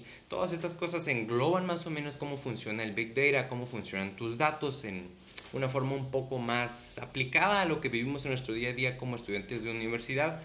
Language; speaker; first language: Spanish; native; Spanish